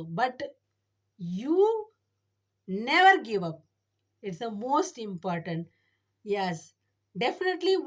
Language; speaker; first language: English; non-native, learner; Tamil